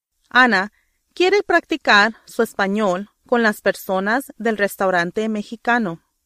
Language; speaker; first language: Spanish; non-native, learner; English